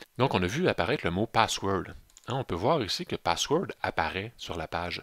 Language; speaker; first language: French; native; French